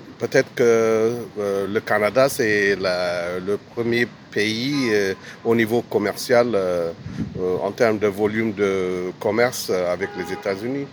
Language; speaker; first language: French; non-native, fluent; Amharic